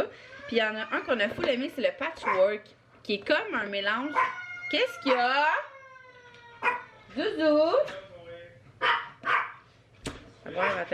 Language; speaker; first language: French; native; French